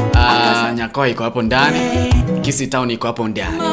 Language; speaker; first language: Swahili; non-native, local second language; Gusii